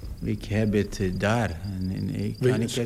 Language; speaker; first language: Dutch; non-native, fluent; Arabic